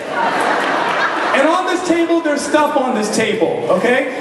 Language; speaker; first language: English; early bilingual, other home language; Persian